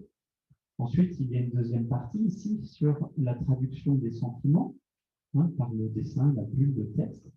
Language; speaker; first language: French; native; French